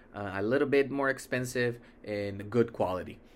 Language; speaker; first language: English; early bilingual, other home language; Spanish